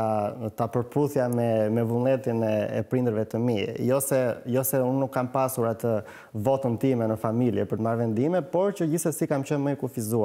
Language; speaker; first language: Albanian; native; Albanian